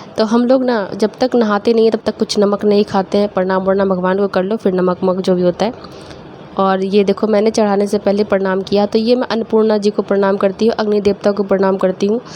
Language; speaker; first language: Hindi; native; Hindi